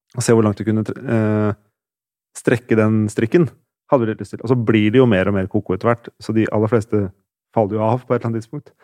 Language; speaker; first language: Norwegian; native; Norwegian